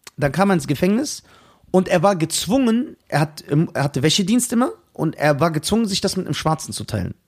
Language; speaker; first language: German; early bilingual, other home language; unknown